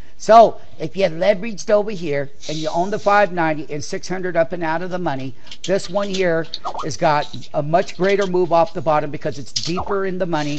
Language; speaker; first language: English; native; English